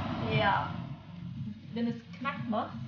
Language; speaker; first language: German; early bilingual, other home language; Persian